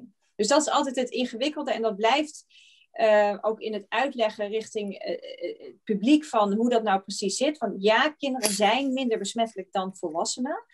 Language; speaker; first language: Dutch; native; Dutch